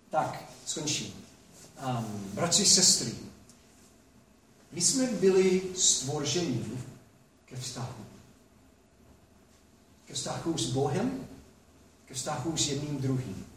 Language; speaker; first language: Czech; non-native, fluent; English